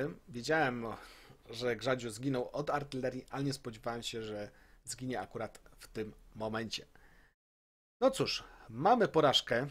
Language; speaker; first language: Polish; native; Polish